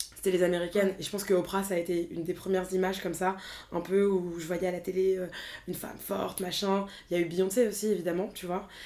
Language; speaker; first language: French; native; French